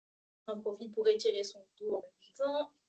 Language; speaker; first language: French; native; French